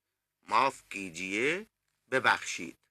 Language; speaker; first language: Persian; non-native, fluent; Urdu